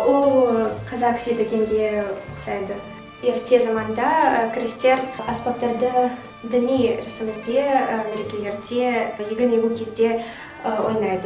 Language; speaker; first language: Kazakh; non-native, local second language; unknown